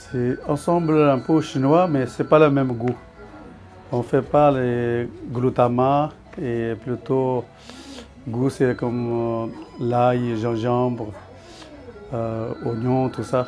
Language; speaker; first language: French; non-native, learner; Tibetan